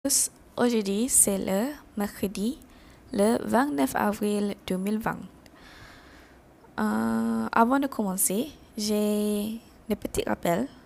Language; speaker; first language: French; non-native, fluent; Malay